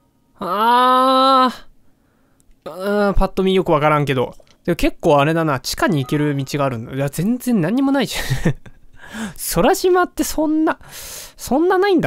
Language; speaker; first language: Japanese; native; Japanese